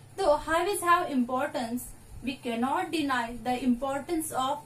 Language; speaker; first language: English; non-native, local second language; Marathi